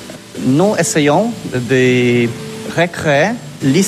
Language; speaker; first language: French; non-native, learner; Polish